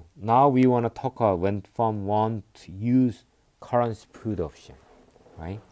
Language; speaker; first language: English; non-native, fluent; Korean